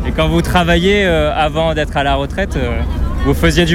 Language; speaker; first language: French; native; French